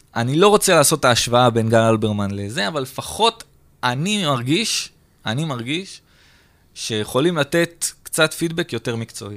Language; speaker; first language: Hebrew; native; Hebrew